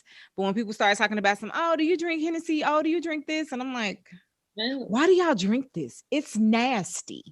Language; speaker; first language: English; native; English